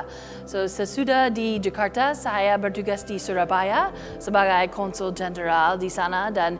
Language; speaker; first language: Indonesian; non-native, learner; English